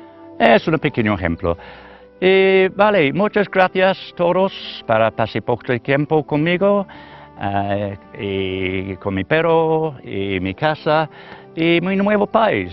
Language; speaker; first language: Spanish; non-native, learner; English